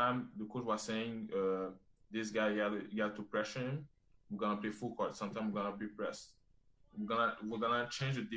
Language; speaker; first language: English; non-native, fluent; French